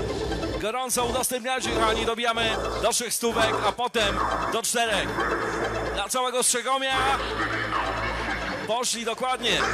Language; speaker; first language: Polish; native; Polish